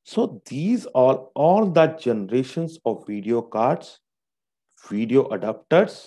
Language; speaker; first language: English; non-native, local second language; Punjabi